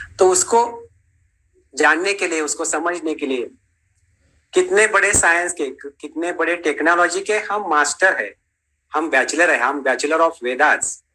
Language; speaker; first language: Hindi; non-native, local second language; Marathi